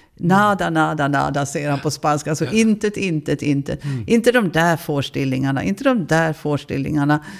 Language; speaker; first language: Swedish; native; Swedish